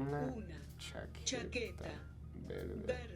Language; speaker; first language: Spanish; non-native, fluent; English